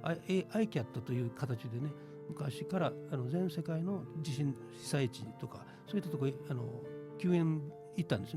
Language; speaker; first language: Japanese; native; Japanese